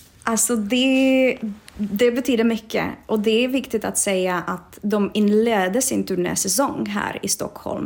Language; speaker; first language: Swedish; non-native, fluent; Czech